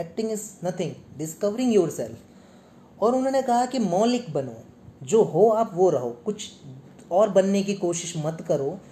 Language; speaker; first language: Hindi; native; Hindi